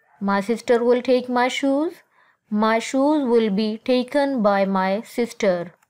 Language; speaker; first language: English; non-native, local second language; Urdu